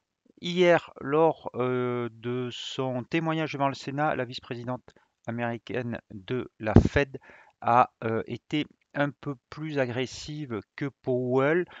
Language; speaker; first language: French; native; French